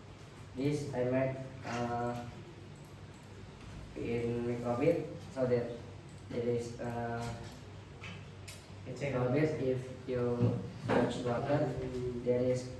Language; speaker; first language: English; non-native, learner; Indonesian